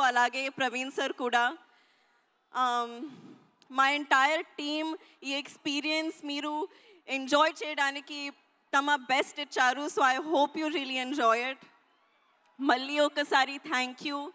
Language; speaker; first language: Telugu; non-native, learner; Hindi